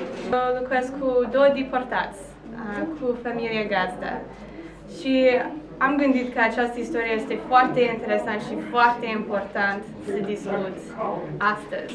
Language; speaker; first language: Romanian; non-native, learner; English